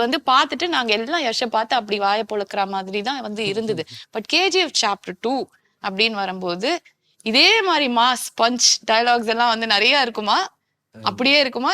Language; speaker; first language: Tamil; native; Tamil